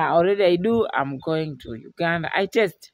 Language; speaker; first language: English; non-native, learner; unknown